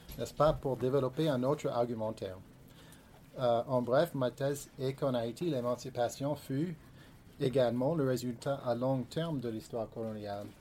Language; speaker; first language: French; non-native, fluent; English